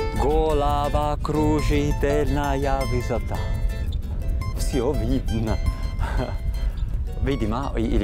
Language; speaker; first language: Russian; non-native, learner; Italian